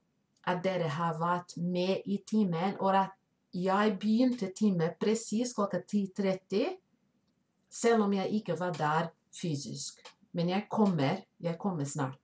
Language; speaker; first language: Norwegian; non-native, fluent; Spanish